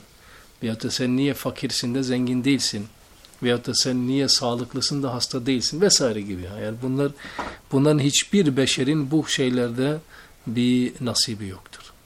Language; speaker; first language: Turkish; native; Turkish